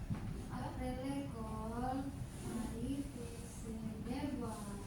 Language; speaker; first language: French; non-native, learner; Indonesian